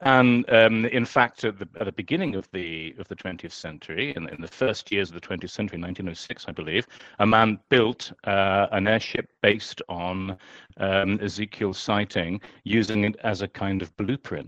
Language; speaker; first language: English; native; English